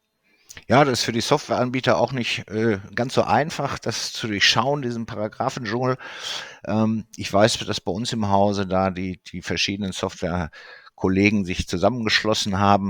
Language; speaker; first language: German; native; German